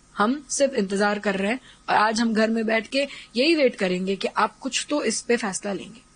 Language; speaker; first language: Hindi; native; Hindi